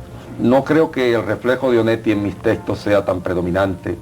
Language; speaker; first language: Spanish; native; Spanish